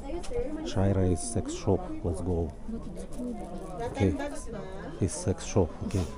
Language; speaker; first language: English; non-native, learner; Russian